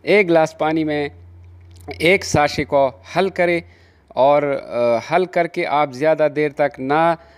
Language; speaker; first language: Urdu; non-native, local second language; Pashto